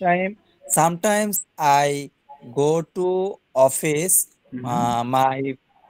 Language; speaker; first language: English; non-native, learner; Bangla